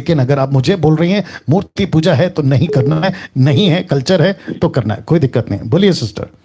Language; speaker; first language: Hindi; native; Hindi